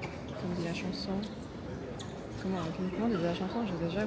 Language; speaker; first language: French; non-native, fluent; Turkish